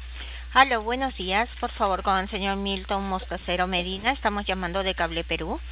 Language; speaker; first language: Spanish; native; Spanish